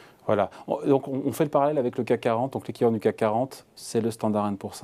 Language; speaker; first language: French; native; French